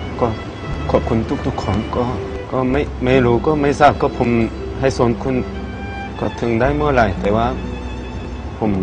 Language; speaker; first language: Thai; non-native, learner; Korean